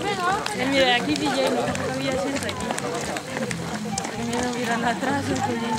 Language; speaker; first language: Spanish; non-native, local second language; Galician